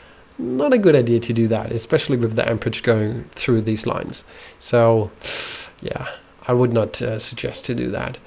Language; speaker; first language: English; non-native, fluent; German